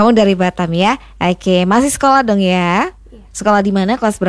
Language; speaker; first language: Indonesian; native; Indonesian